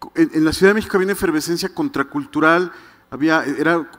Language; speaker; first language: Spanish; native; Spanish